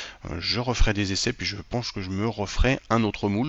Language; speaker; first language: French; native; French